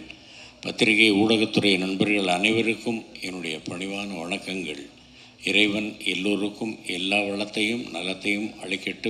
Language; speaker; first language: Tamil; native; Tamil